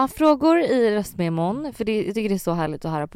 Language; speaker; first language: Swedish; native; Swedish